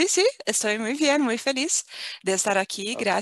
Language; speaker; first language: Spanish; non-native, fluent; Portuguese